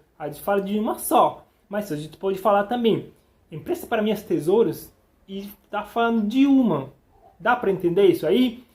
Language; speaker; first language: Portuguese; non-native, fluent; Spanish